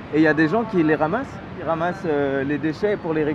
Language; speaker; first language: French; native; French